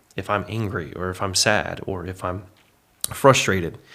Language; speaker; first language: English; native; English